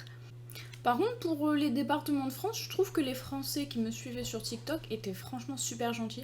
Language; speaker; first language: French; native; French